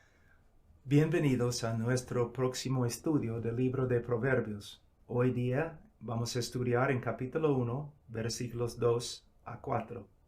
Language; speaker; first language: Spanish; non-native, fluent; English